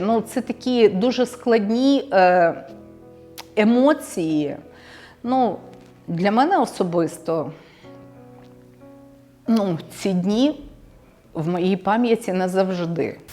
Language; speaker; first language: Ukrainian; native; Ukrainian